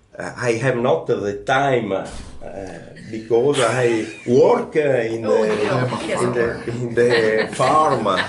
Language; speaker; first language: English; non-native, learner; Italian